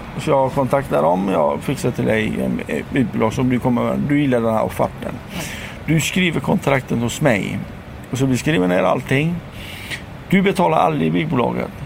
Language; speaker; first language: Swedish; early bilingual, other home language; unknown